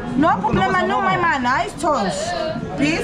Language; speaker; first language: English; non-native, learner; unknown